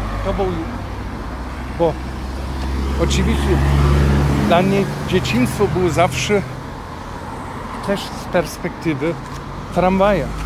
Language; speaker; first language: Polish; non-native, fluent; German